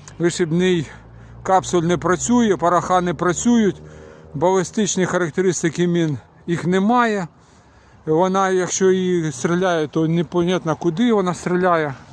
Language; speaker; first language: Ukrainian; non-native, local second language; Russian